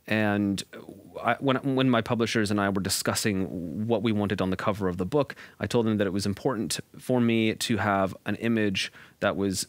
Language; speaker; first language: English; native; English